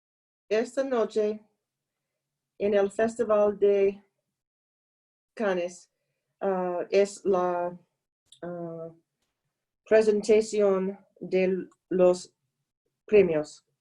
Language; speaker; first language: Spanish; non-native, learner; English